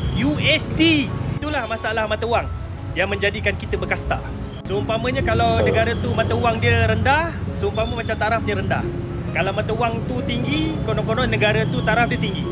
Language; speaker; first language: Malay; native; Malay